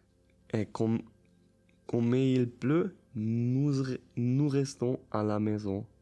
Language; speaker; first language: French; non-native, learner; German